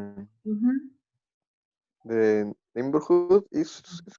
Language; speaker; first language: English; non-native, learner; Spanish